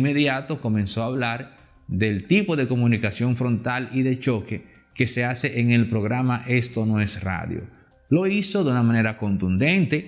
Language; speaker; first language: Spanish; native; Spanish